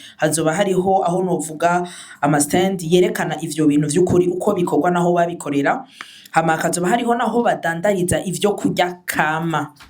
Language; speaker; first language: Rundi; native; Rundi